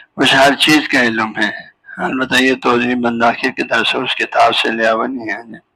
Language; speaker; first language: Urdu; non-native, local second language; Balti